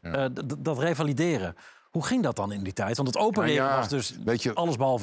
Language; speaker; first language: Dutch; native; Dutch